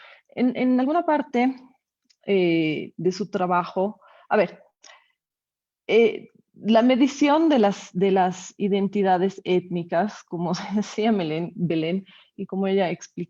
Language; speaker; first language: Spanish; native; Spanish